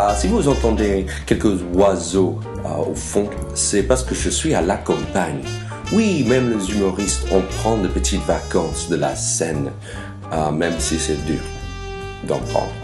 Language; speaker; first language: French; non-native, fluent; English